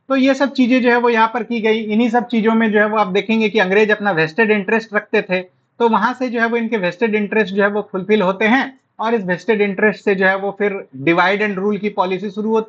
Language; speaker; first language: Hindi; native; Hindi